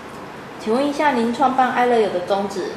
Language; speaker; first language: Chinese; native; Chinese